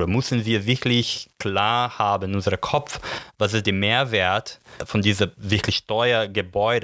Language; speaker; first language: German; non-native, learner; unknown